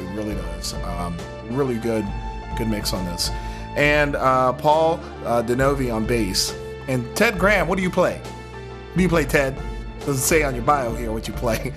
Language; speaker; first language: English; native; English